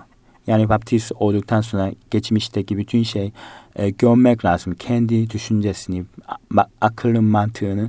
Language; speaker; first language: Turkish; non-native, fluent; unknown